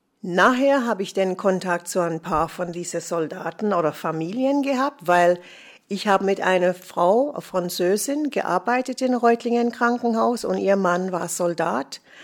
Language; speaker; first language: German; non-native, fluent; Jamaican Creole English